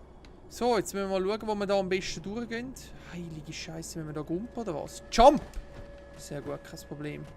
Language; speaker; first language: German; native; German